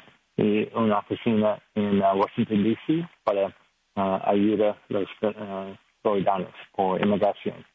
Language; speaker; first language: Spanish; non-native, learner; English